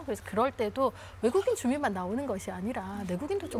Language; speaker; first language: Korean; native; Korean